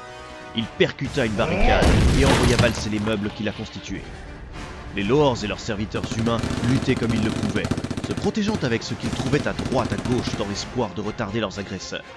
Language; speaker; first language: French; native; French